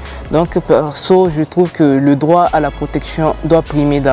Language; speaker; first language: French; non-native, local second language; Hausa